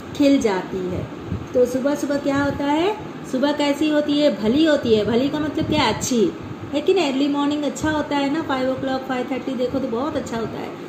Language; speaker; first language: Hindi; non-native, local second language; Telugu